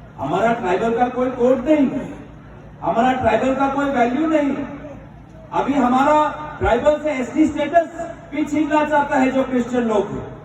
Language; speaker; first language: Hindi; non-native, local second language; Assamese